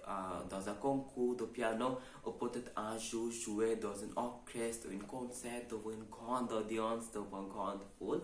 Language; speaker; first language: French; non-native, learner; Bangla